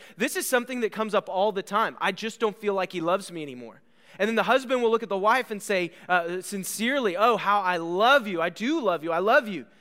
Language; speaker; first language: English; native; English